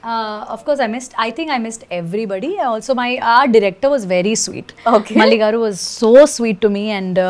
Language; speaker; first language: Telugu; non-native, learner; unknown